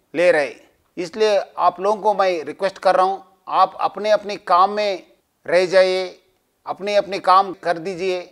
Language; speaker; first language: Hindi; non-native, local second language; Telugu